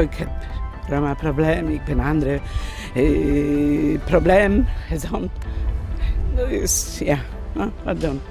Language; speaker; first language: Dutch; non-native, learner; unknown